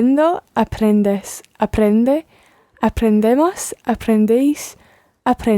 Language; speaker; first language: Spanish; non-native, learner; English